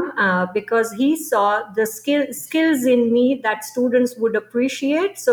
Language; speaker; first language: English; non-native, local second language; Gujarati